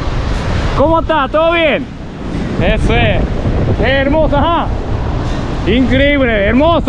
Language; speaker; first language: Spanish; non-native, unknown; Japanese